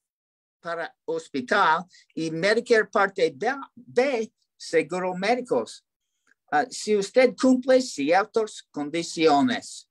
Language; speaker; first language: Spanish; non-native, learner; English